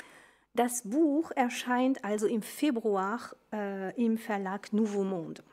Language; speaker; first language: German; non-native, fluent; French